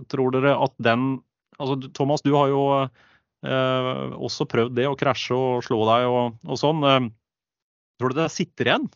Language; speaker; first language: Norwegian; native; Norwegian